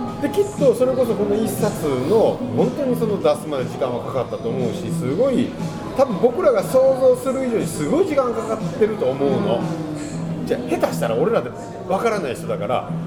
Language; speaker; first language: Japanese; native; Japanese